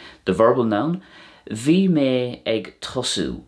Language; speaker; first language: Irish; non-native, local second language; English